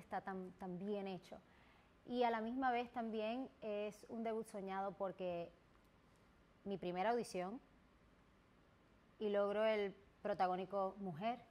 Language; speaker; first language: Spanish; native; Spanish